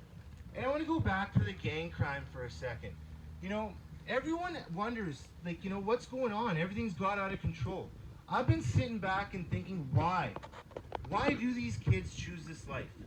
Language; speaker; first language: English; early bilingual, other home language; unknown